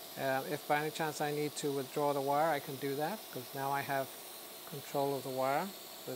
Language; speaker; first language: English; native; English